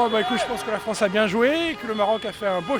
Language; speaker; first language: French; native; French